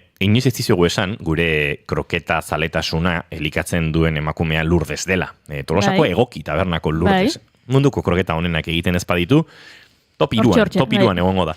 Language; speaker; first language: Basque; native; Basque